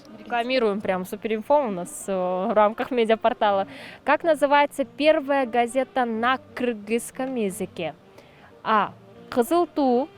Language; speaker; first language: Russian; native; Russian